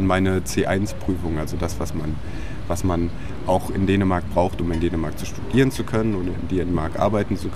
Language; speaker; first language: German; native; German